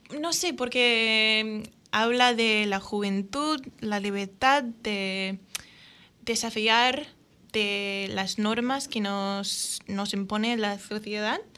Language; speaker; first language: Spanish; non-native, fluent; English